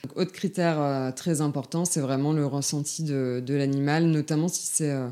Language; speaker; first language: French; native; French